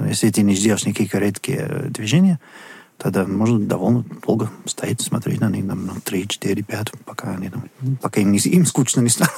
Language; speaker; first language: Russian; non-native, fluent; English